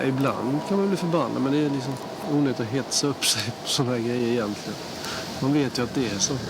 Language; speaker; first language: Swedish; native; Swedish